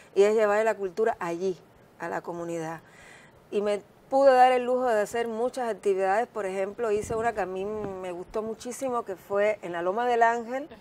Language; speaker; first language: Spanish; native; Spanish